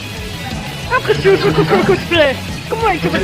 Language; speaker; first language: French; native; French